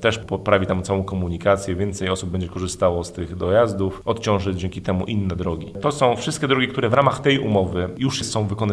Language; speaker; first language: Polish; native; Polish